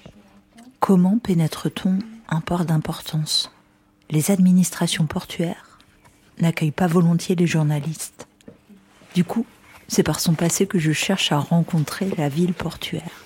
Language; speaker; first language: French; native; French